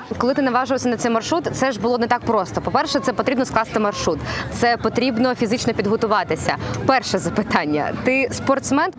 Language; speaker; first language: Ukrainian; native; Ukrainian